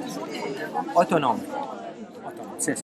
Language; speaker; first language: French; non-native, learner; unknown